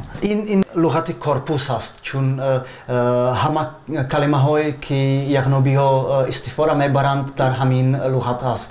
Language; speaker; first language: Persian; non-native, fluent; Slovak